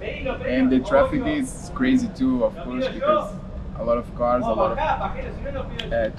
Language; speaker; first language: English; non-native, learner; Portuguese